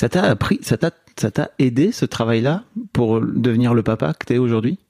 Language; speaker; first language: French; native; French